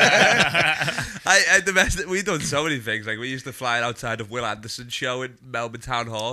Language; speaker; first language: English; native; English